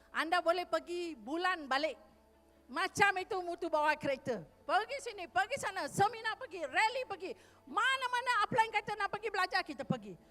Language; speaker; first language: Malay; non-native, local second language; Tamil